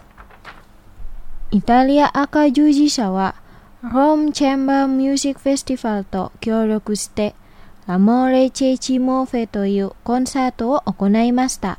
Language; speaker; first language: Japanese; non-native, fluent; Indonesian